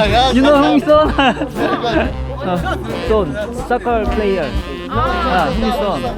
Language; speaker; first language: English; non-native, learner; Korean